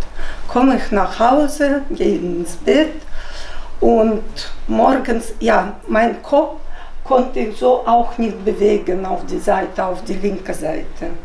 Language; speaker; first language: German; non-native, fluent; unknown